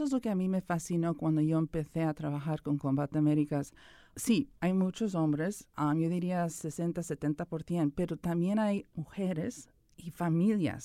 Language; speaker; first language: Spanish; early bilingual, heritage; Spanish